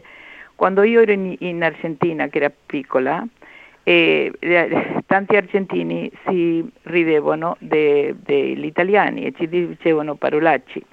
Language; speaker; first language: Italian; early bilingual, heritage; Spanish